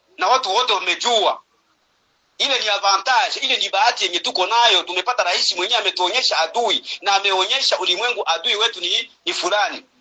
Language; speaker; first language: Swahili; native; Swahili